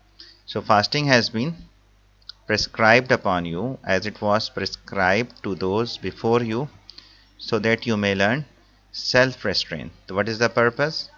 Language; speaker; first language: English; non-native, local second language; Urdu